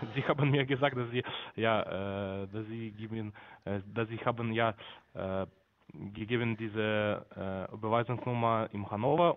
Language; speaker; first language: German; non-native, learner; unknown